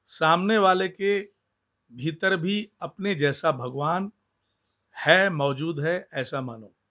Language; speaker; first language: Hindi; non-native, local second language; Sindhi